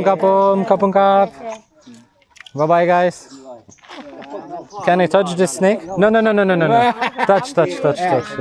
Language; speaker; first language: English; non-native, learner; Lithuanian